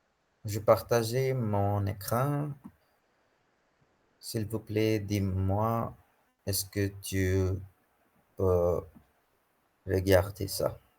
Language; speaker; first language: French; non-native, fluent; Hindi